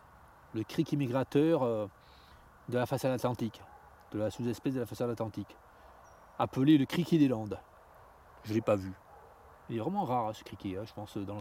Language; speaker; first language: French; native; French